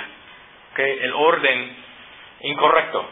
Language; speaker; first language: Spanish; non-native, fluent; English